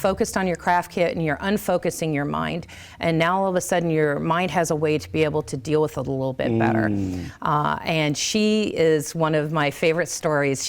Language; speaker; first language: English; native; English